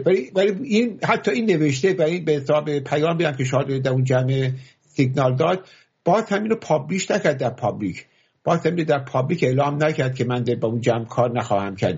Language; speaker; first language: Persian; native; Persian